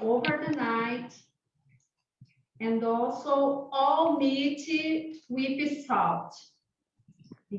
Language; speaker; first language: English; non-native, learner; Portuguese